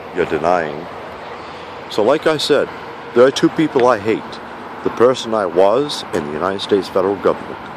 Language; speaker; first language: English; native; English